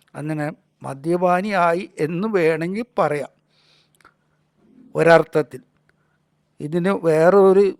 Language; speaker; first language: Malayalam; native; Malayalam